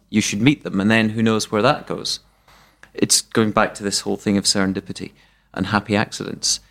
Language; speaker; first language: English; native; English